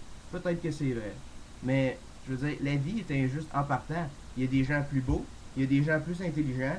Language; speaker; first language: French; native; French